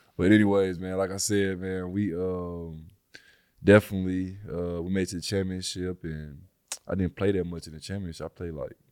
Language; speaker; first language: English; native; English